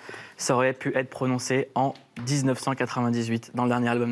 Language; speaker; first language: French; native; French